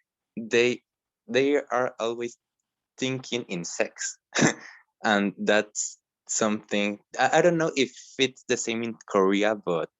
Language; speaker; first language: English; non-native, learner; Spanish